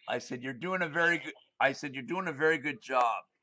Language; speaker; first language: English; native; English